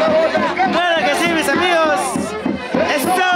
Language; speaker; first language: Spanish; native; Spanish